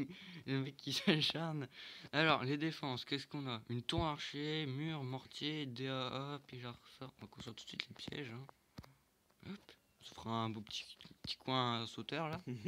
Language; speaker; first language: French; native; French